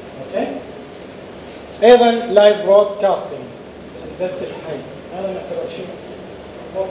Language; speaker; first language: Arabic; native; Arabic